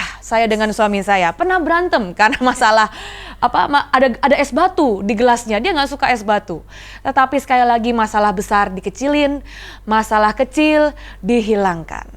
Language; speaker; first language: Indonesian; native; Indonesian